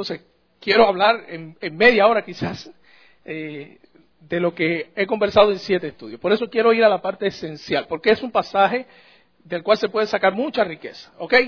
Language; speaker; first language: Spanish; native; Spanish